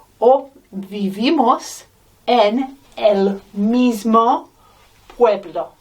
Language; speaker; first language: Spanish; non-native, fluent; English